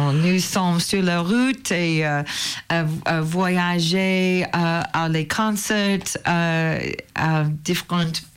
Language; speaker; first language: French; non-native, learner; English